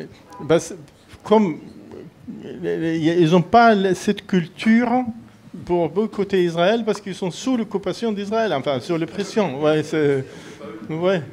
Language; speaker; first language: French; non-native, fluent; Arabic